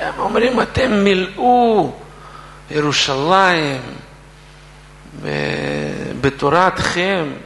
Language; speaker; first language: Hebrew; non-native, fluent; Russian